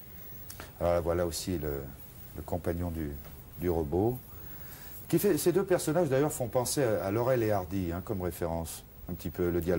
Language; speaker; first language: French; native; French